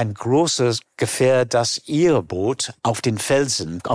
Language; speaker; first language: German; non-native, fluent; English